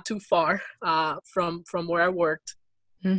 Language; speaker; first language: English; early bilingual, other home language; Spanish